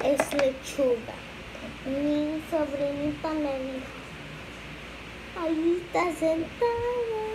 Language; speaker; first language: Spanish; early bilingual, heritage; Spanish